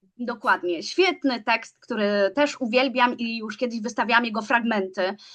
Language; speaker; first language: Polish; native; Polish